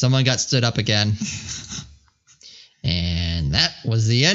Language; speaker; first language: English; native; English